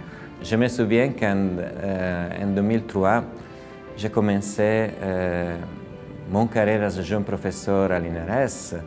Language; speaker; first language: French; non-native, fluent; Italian